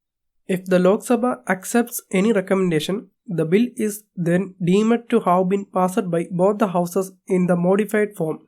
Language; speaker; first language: English; non-native, local second language; Malayalam